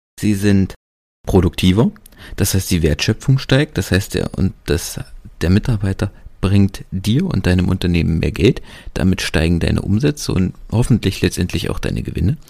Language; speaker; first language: German; native; German